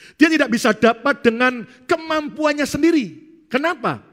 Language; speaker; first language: Indonesian; native; Indonesian